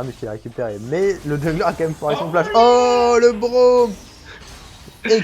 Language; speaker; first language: French; native; French